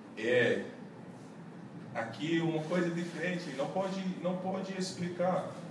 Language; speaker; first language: Portuguese; non-native, learner; English